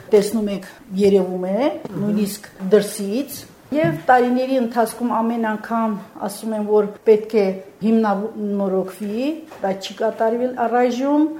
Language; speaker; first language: Armenian; native; Armenian